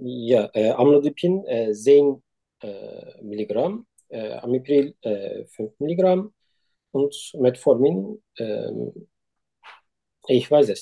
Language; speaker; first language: German; non-native, learner; Turkish